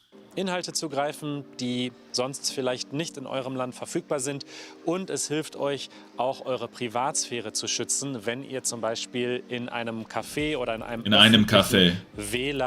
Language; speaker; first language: German; native; German